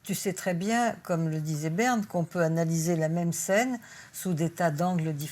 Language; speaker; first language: French; native; French